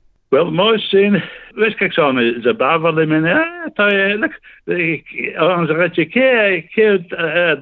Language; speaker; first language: Slovenian; early bilingual, heritage; Slovenian